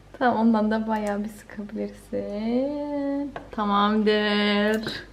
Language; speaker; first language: Turkish; early bilingual, heritage; Turkish